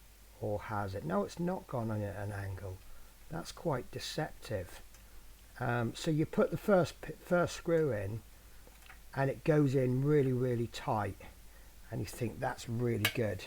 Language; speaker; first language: English; native; English